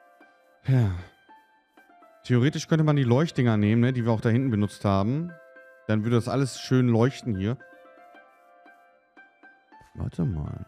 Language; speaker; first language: German; native; German